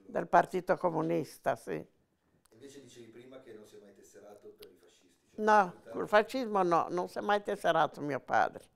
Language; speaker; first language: Italian; native; Italian